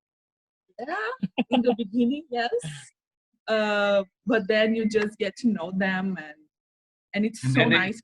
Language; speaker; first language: English; non-native, fluent; Portuguese